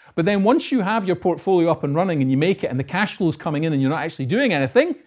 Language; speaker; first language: English; native; English